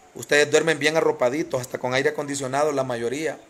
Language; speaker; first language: Spanish; native; Spanish